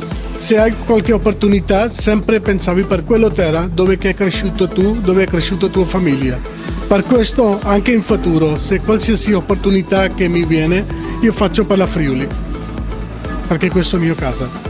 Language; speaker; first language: Italian; non-native, learner; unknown